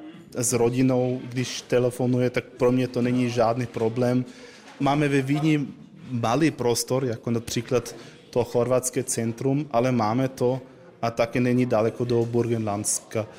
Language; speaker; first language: Czech; non-native, learner; Croatian